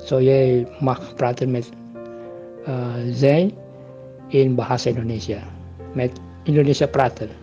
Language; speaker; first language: Dutch; non-native, learner; Indonesian